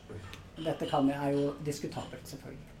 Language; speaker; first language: Norwegian; native; Norwegian